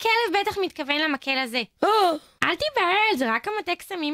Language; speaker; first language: Hebrew; native; Hebrew